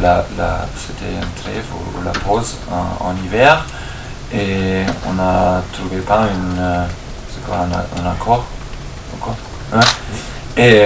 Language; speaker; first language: French; non-native, fluent; German